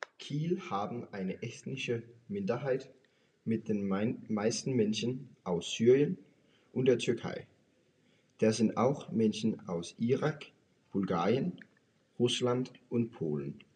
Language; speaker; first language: German; non-native, learner; Danish